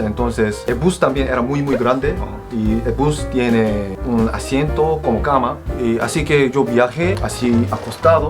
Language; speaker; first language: Spanish; non-native, fluent; Korean